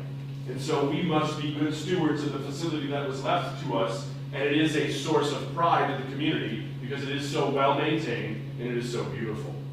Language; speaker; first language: English; native; English